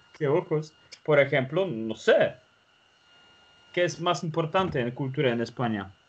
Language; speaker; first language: Spanish; non-native, learner; Polish